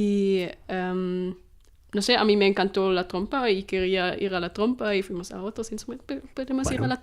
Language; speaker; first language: Spanish; non-native, fluent; German